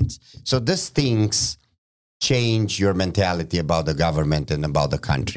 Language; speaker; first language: English; non-native, fluent; Romanian